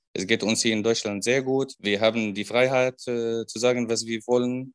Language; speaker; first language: German; non-native, fluent; Arabic